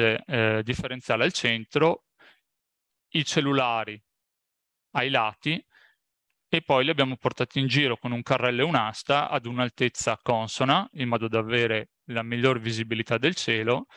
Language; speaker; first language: Italian; native; Italian